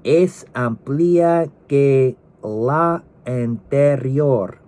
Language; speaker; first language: Spanish; non-native, learner; English